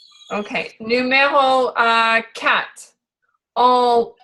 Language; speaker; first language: French; non-native, learner; English